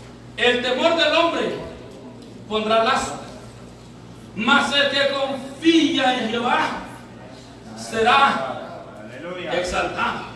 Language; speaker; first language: Spanish; native; Spanish